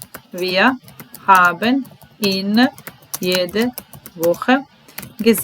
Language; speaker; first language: German; non-native, fluent; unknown